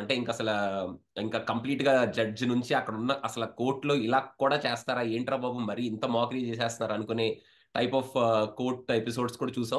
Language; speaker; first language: Telugu; native; Telugu